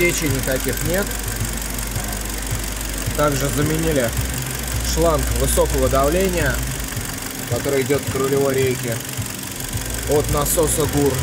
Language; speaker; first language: Russian; native; Russian